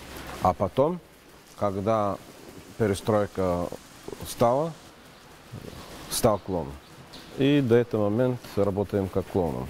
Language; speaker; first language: Russian; non-native, learner; Bulgarian